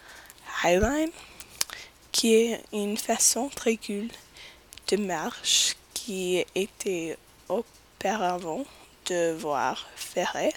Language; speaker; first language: French; non-native, learner; English